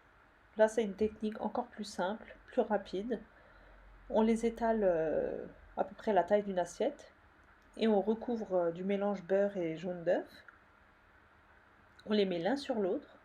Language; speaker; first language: French; native; French